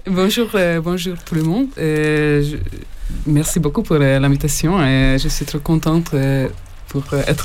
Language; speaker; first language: French; non-native, learner; Hungarian